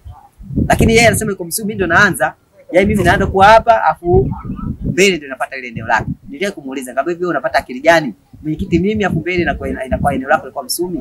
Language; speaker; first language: Swahili; native; Swahili